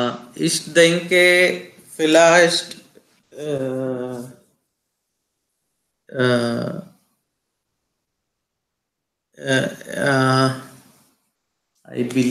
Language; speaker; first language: German; non-native, learner; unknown